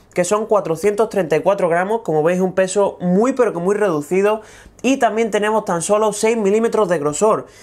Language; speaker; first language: Spanish; native; Spanish